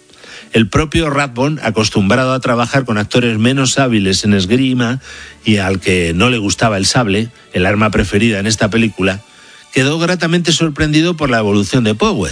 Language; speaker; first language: Spanish; native; Spanish